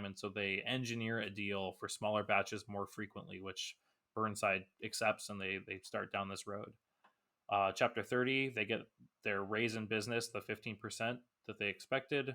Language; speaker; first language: English; native; English